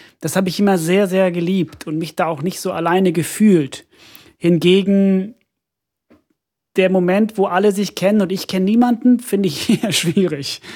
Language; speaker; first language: German; non-native, fluent; Finnish